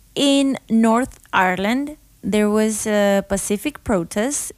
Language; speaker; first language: English; non-native, learner; Spanish